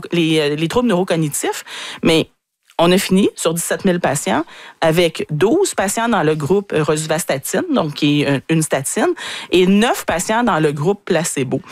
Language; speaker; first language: French; native; French